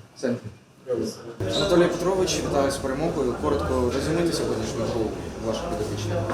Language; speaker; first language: Ukrainian; native; Ukrainian